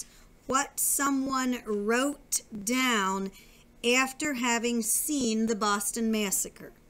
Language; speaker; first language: English; native; English